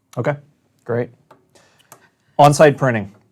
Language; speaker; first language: English; native; English